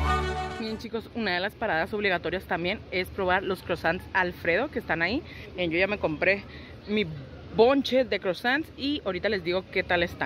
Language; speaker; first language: Spanish; native; Spanish